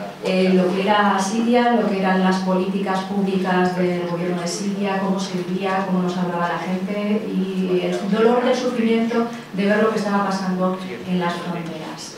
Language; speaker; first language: Spanish; native; Spanish